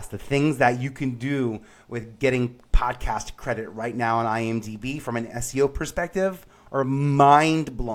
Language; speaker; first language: English; native; English